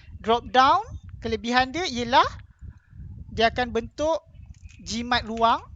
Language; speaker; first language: Malay; native; Malay